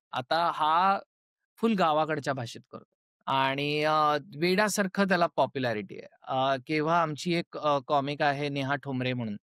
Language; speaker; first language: Marathi; native; Marathi